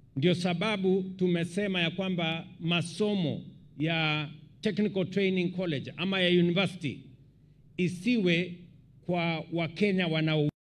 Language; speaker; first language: Swahili; non-native, local second language; Kalenjin